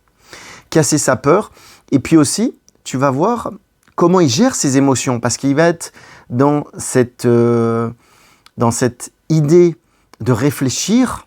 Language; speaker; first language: French; native; French